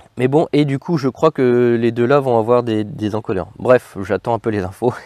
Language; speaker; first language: French; native; French